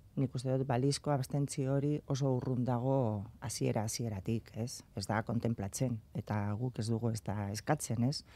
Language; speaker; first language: Basque; non-native, local second language; Spanish